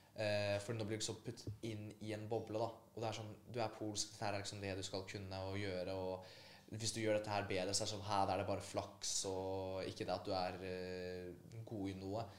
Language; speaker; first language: Norwegian; early bilingual, other home language; Polish